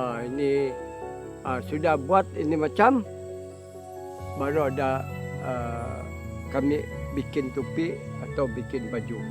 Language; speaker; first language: Indonesian; non-native, local second language; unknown